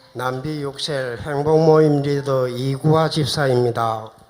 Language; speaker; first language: Korean; native; Korean